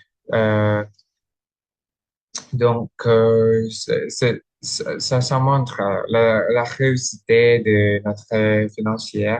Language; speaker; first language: French; non-native, learner; Indonesian